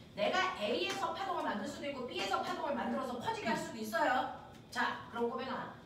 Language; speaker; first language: Korean; native; Korean